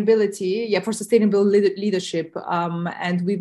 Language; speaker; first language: English; non-native, fluent; Russian